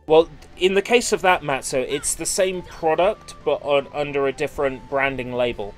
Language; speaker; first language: English; native; English